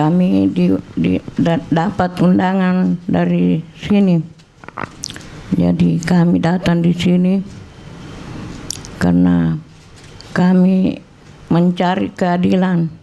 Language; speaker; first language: Indonesian; non-native, local second language; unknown